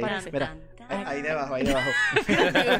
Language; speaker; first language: Spanish; native; Spanish